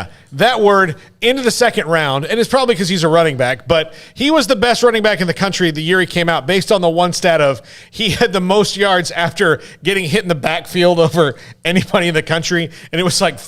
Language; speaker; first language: English; native; English